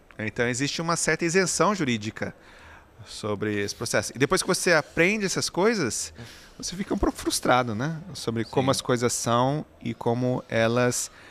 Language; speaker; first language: Portuguese; native; Portuguese